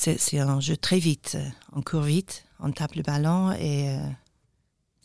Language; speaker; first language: French; non-native, learner; English